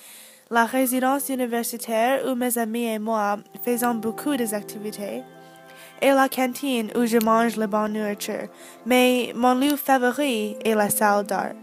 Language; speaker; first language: French; non-native, learner; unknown